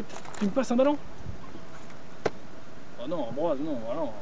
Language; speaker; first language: French; native; French